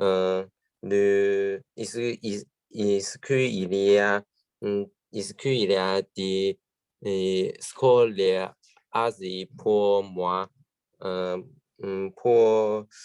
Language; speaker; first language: French; non-native, learner; Chinese